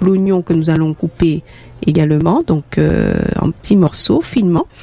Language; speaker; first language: French; native; French